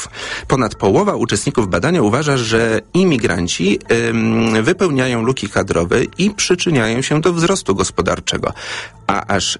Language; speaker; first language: Polish; native; Polish